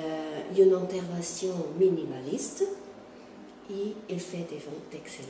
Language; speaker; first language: French; non-native, fluent; Portuguese